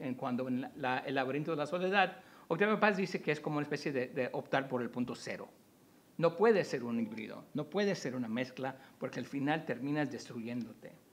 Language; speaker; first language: Spanish; early bilingual, heritage; Spanish